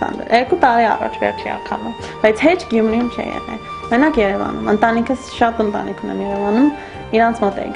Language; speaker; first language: Armenian; early bilingual, heritage; Armenian